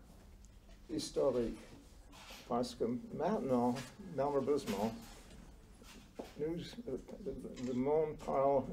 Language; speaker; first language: French; non-native, learner; English